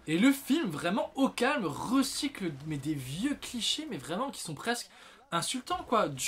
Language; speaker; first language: French; native; French